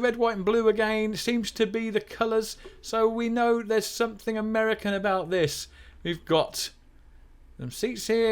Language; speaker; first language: English; native; English